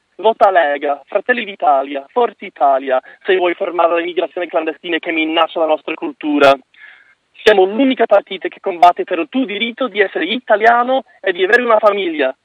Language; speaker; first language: Italian; non-native, fluent; English